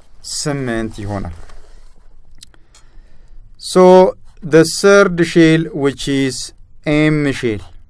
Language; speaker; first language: English; non-native, local second language; Amharic